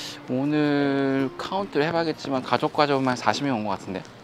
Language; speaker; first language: Korean; native; Korean